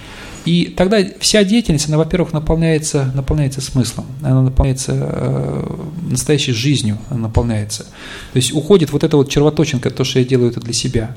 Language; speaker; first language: Russian; native; Russian